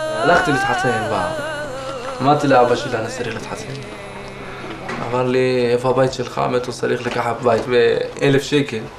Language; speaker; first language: Hebrew; non-native, local second language; Arabic